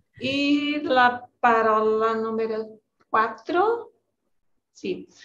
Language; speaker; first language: Italian; non-native, learner; Portuguese